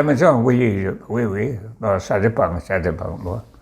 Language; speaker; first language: French; non-native, local second language; Basque